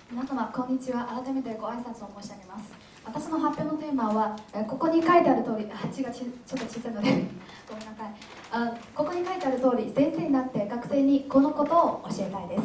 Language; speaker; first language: Japanese; non-native, fluent; Chinese